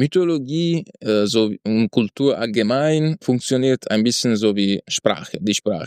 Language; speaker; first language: German; non-native, fluent; Italian